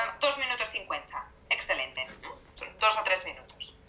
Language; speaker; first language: Spanish; native; Spanish